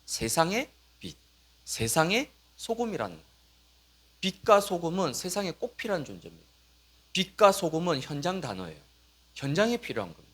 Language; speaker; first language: Korean; native; Korean